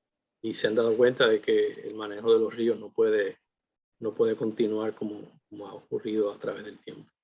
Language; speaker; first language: Spanish; native; Spanish